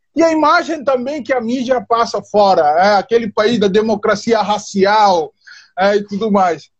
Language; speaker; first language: Portuguese; non-native, local second language; Upper Guinea Crioulo